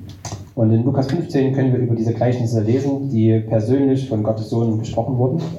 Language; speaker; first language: German; native; German